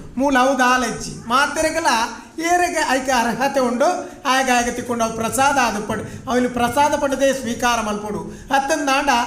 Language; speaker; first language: Kannada; non-native, local second language; Tulu